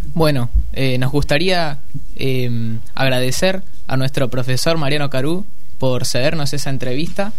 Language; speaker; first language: Spanish; native; Spanish